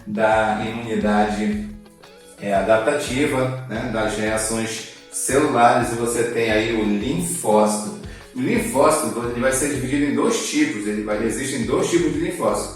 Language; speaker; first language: Portuguese; native; Portuguese